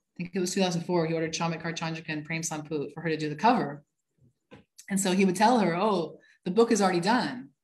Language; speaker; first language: English; native; English